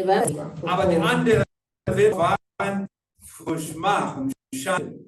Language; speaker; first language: German; non-native, fluent; Rundi